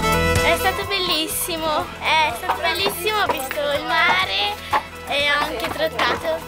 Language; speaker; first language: Italian; native; Italian